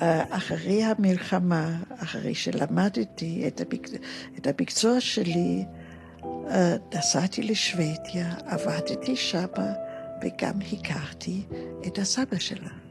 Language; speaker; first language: Hebrew; non-native, fluent; German